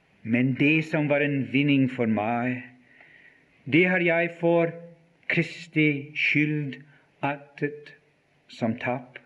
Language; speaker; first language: Norwegian; non-native, fluent; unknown